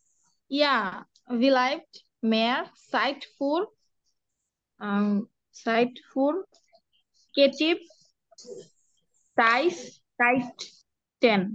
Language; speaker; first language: German; non-native, learner; Bangla